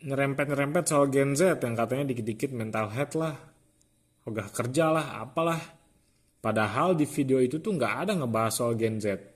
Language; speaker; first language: Indonesian; native; Indonesian